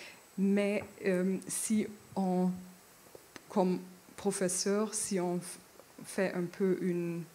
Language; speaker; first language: French; non-native, fluent; German